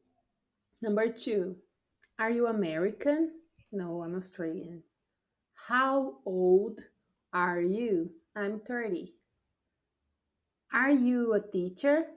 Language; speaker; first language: English; non-native, fluent; Portuguese